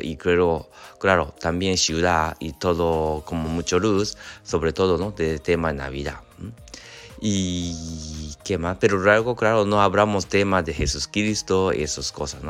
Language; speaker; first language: Spanish; non-native, learner; Japanese